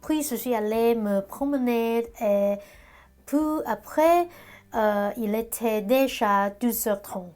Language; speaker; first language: French; non-native, learner; Cantonese